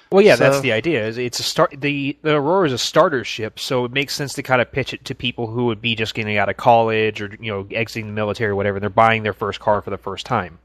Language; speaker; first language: English; native; English